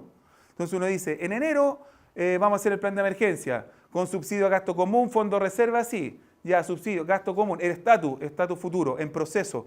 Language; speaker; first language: Spanish; native; Spanish